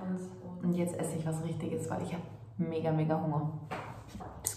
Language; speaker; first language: German; early bilingual, other home language; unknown